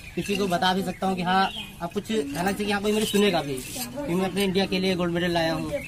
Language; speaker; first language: Hindi; native; Hindi